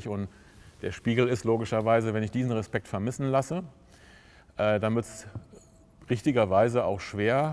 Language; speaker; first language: German; native; German